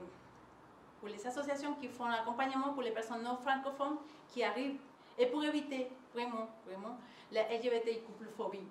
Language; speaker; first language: French; non-native, learner; Spanish